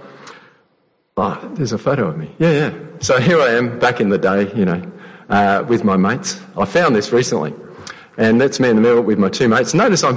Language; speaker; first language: English; native; English